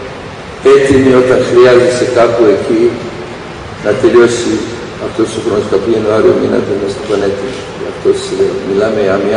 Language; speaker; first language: Greek; non-native, fluent; Serbian